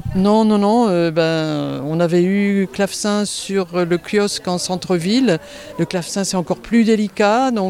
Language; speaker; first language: French; native; French